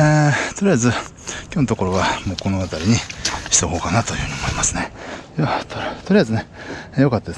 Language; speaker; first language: Japanese; native; Japanese